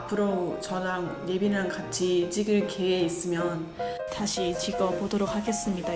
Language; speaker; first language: Korean; non-native, fluent; Thai